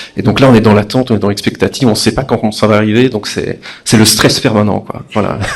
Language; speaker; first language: French; native; French